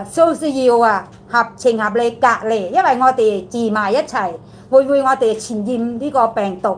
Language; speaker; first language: Cantonese; non-native, learner; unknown